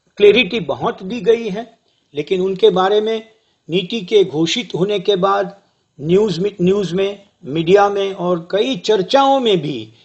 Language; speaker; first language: Hindi; non-native, local second language; Gujarati